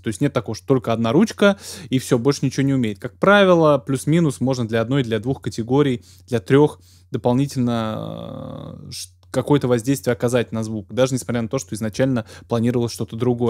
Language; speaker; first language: Russian; native; Russian